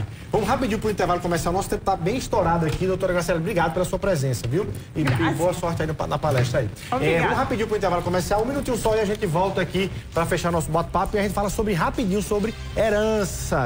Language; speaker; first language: Portuguese; native; Portuguese